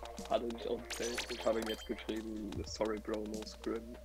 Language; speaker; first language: German; native; German